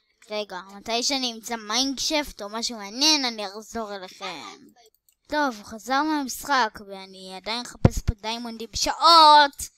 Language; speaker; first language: Hebrew; native; Hebrew